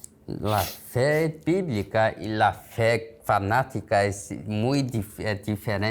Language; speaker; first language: Spanish; non-native, learner; Korean